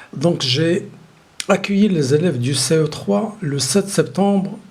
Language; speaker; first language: French; non-native, local second language; Arabic